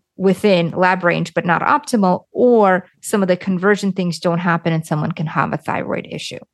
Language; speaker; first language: English; early bilingual, other home language; Lithuanian